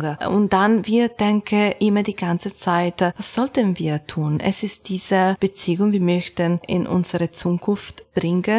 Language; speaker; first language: German; non-native, learner; Italian